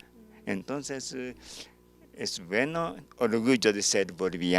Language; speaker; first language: Spanish; non-native, learner; Japanese